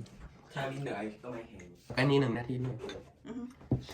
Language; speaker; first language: Thai; early bilingual, heritage; Swedish